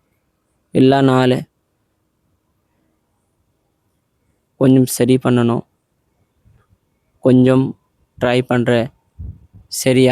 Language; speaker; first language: Tamil; non-native, learner; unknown